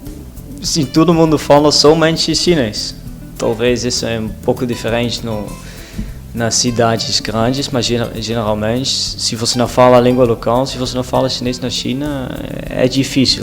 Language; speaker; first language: Portuguese; non-native, learner; Dutch